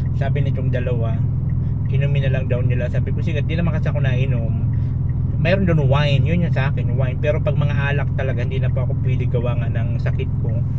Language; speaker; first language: Filipino; non-native, local second language; Bikol